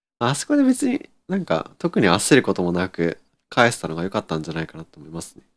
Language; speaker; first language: Japanese; native; Japanese